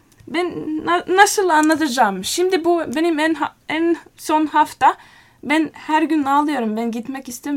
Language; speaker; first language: Turkish; non-native, learner; Finnish